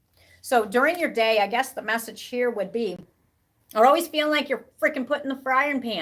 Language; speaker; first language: English; native; English